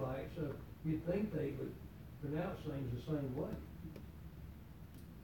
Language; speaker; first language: English; native; English